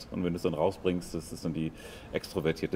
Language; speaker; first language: German; native; German